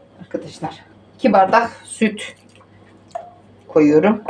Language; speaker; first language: Turkish; native; Turkish